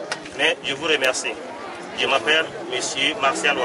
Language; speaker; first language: French; non-native, local second language; Sango